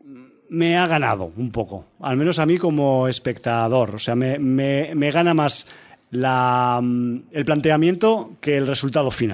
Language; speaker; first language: Spanish; native; Spanish